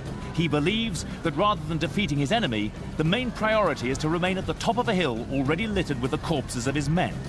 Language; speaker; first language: English; native; English